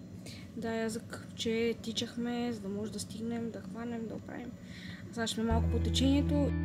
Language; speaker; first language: Bulgarian; native; Bulgarian